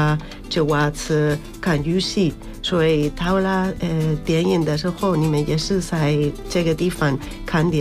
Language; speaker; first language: Chinese; non-native, learner; Spanish